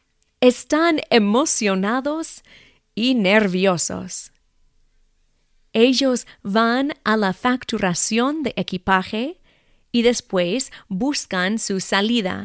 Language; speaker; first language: Spanish; non-native, fluent; English